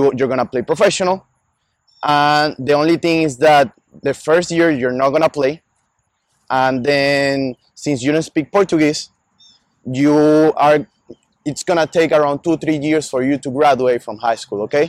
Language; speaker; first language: English; non-native, fluent; Spanish